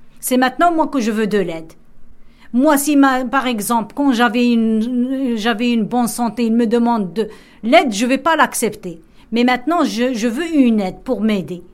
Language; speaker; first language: French; non-native, local second language; Arabic